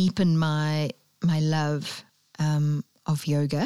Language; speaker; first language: English; native; English